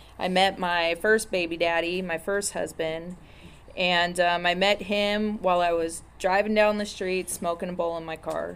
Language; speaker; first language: English; native; English